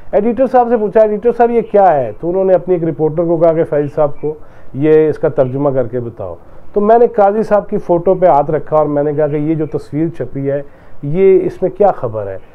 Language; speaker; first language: Urdu; non-native, local second language; Punjabi